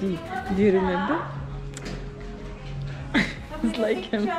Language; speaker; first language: English; non-native, fluent; Arabic